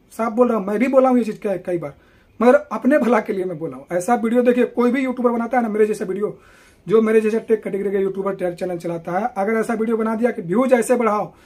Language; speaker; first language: Hindi; native; Hindi